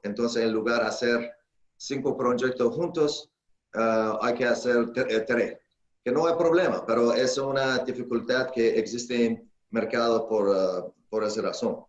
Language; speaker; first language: Spanish; non-native, learner; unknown